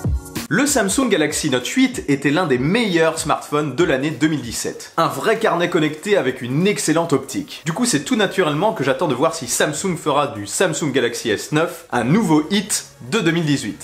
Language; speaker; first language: French; native; French